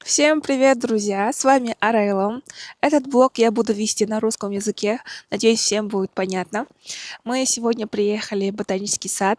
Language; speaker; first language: Russian; non-native, local second language; Kazakh